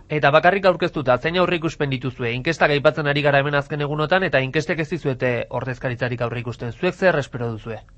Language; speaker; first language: Basque; native; Basque